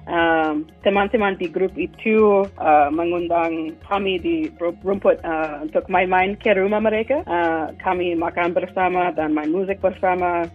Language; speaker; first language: Indonesian; non-native, fluent; English